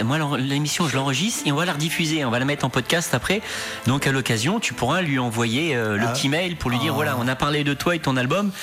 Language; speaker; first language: French; native; French